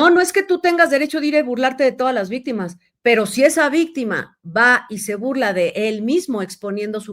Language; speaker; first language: Spanish; native; Spanish